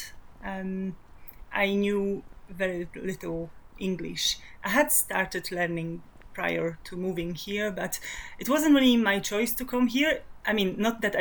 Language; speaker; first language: English; non-native, fluent; Polish